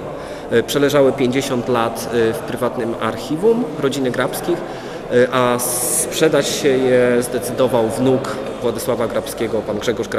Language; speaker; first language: Polish; native; Polish